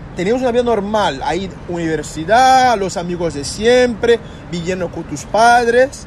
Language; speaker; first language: Spanish; non-native, fluent; Portuguese